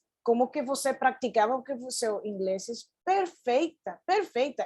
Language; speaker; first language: Portuguese; non-native, fluent; Spanish